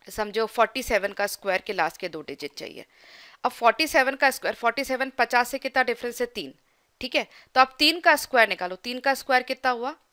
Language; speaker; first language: Hindi; native; Hindi